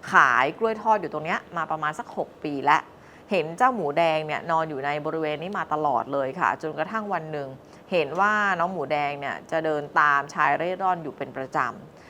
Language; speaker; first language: Thai; native; Thai